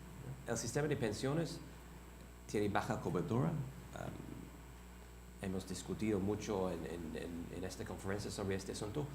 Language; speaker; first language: Spanish; non-native, fluent; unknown